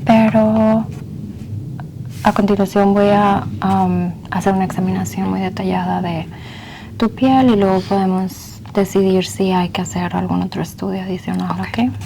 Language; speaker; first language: Spanish; early bilingual, heritage; Spanish